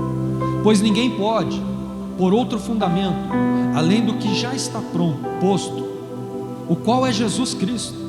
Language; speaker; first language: Portuguese; native; Portuguese